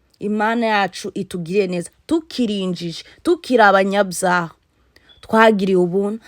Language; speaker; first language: Kinyarwanda; native; Kinyarwanda